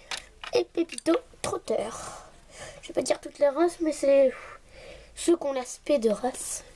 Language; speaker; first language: French; native; French